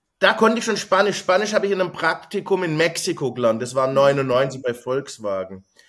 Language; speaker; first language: German; native; German